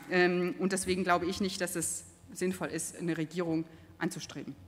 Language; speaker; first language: German; native; German